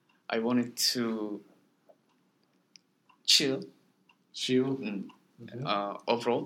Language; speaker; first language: English; non-native, learner; Korean